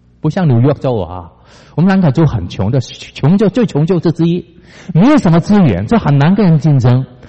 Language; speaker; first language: Chinese; non-native, local second language; Cantonese